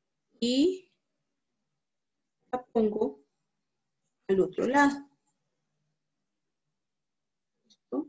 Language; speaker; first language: Spanish; native; Spanish